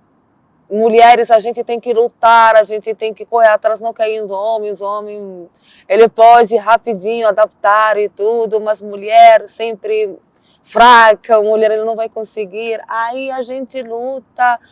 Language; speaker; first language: Portuguese; non-native, learner; Arabic